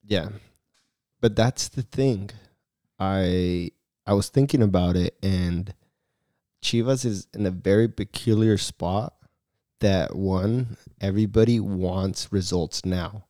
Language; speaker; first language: English; early bilingual, other home language; Spanish